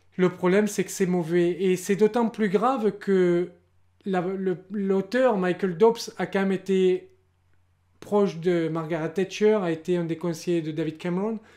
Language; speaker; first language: French; native; French